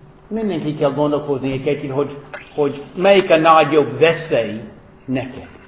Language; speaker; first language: Hungarian; non-native, fluent; English